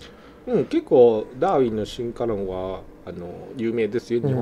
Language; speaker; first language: Japanese; native; Japanese